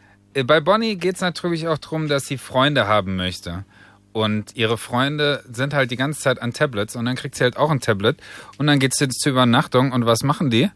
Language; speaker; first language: German; native; German